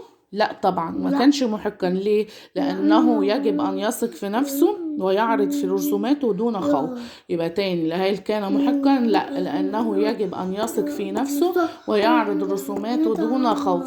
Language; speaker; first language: Arabic; native; Arabic